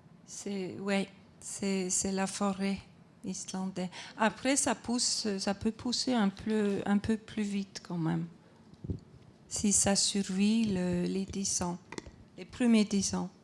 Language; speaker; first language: French; non-native, fluent; Icelandic